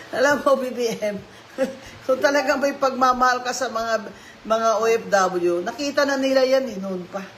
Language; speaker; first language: Filipino; non-native, local second language; Hiligaynon